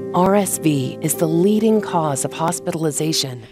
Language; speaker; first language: English; non-native, fluent; Spanish